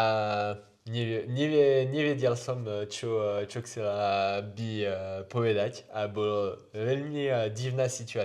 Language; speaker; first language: Slovak; non-native, learner; French